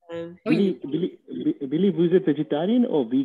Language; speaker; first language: French; non-native, learner; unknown